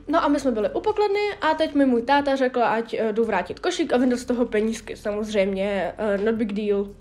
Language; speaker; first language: Czech; early bilingual, other home language; Russian